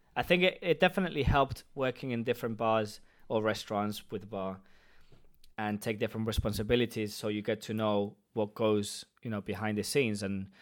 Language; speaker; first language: English; non-native, fluent; Spanish